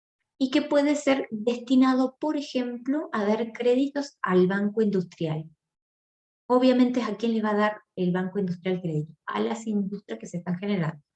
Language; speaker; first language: Spanish; native; Spanish